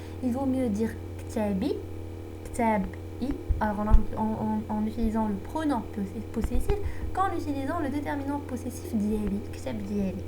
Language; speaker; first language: French; non-native, local second language; Arabic